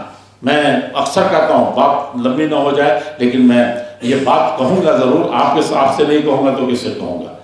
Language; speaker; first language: Urdu; native; Urdu